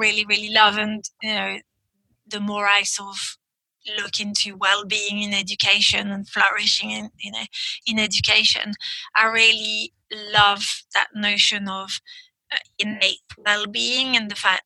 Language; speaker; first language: English; non-native, fluent; French